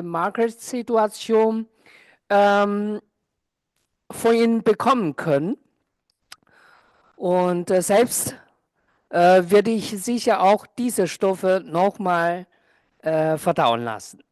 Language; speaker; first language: German; non-native, fluent; Chinese